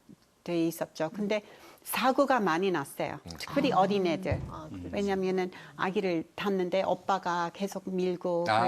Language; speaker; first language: Korean; non-native, fluent; English